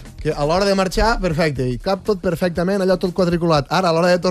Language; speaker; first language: Catalan; native; Catalan